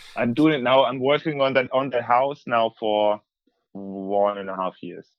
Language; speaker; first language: English; non-native, fluent; German